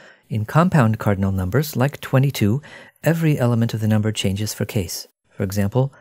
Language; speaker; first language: English; native; English